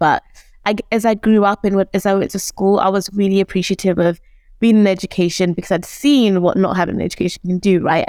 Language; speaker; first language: English; early bilingual, other home language; Shona